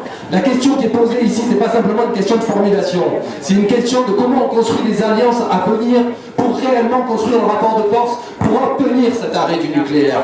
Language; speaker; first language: French; native; French